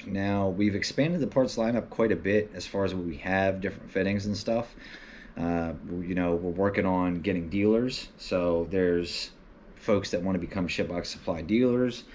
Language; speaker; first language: English; native; English